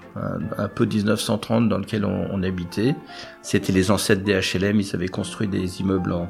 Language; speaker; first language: French; native; French